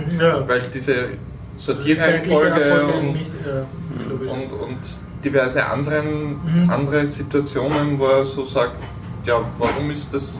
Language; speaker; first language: German; native; German